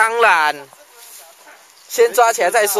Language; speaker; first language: Chinese; native; Chinese